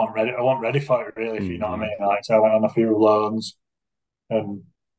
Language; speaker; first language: English; native; English